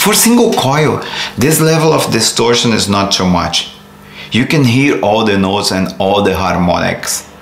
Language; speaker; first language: English; non-native, fluent; Portuguese